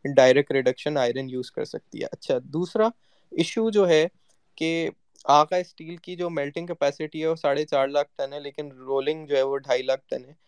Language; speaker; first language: Urdu; native; Urdu